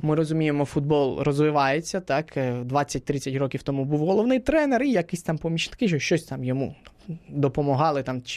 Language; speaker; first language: Ukrainian; non-native, fluent; Spanish